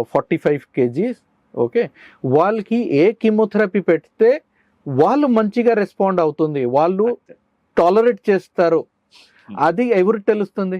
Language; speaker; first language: Telugu; non-native, learner; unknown